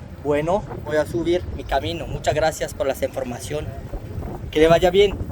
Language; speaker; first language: Spanish; non-native, learner; French